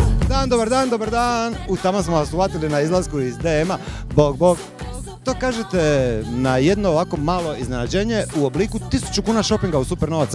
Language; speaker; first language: Croatian; native; Croatian